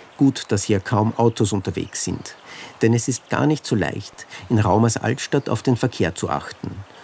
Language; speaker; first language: German; native; German